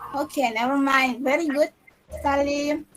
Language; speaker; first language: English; non-native, fluent; Indonesian